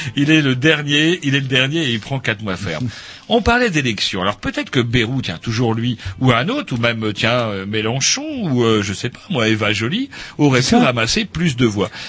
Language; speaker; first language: French; native; French